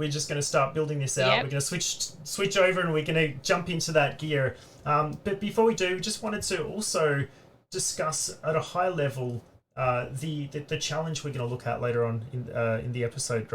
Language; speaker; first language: English; native; English